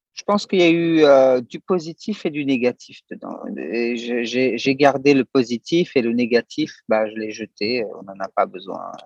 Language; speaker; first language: French; native; French